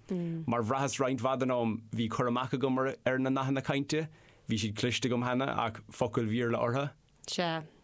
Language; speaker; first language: Irish; non-native, local second language; English